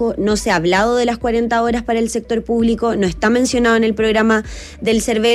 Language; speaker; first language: Spanish; native; Spanish